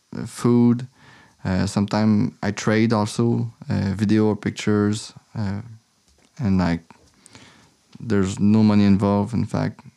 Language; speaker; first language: English; non-native, learner; French